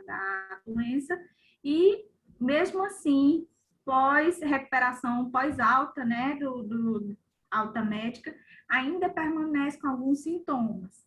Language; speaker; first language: Portuguese; native; Portuguese